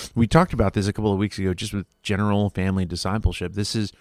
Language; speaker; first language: English; early bilingual, other home language; Spanish